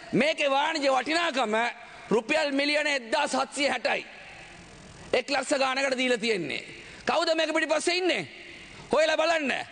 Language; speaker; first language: Sinhala; native; Sinhala